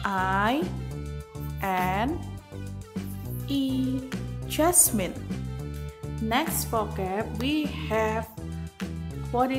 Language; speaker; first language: English; non-native, learner; Indonesian